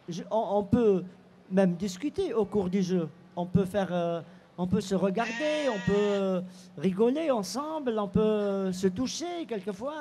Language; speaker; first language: French; non-native, local second language; Arabic